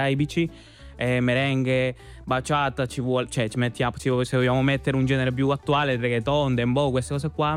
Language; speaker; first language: Italian; non-native, fluent; Spanish